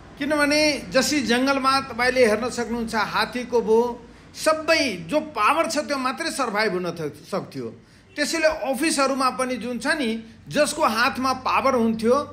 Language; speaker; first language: Nepali; non-native, local second language; Maithili